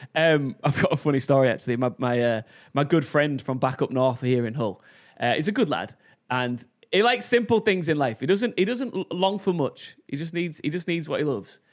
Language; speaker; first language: English; native; English